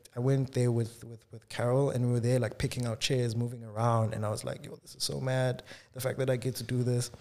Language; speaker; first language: English; non-native, local second language; Zulu